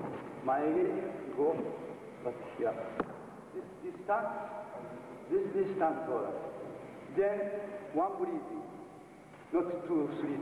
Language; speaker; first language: English; non-native, learner; Japanese